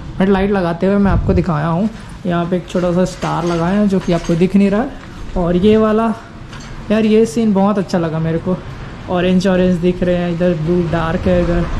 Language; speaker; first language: Hindi; native; Hindi